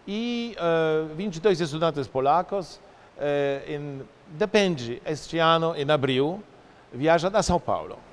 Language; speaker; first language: Portuguese; non-native, fluent; Polish